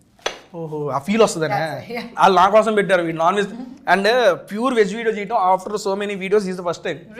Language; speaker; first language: Telugu; native; Telugu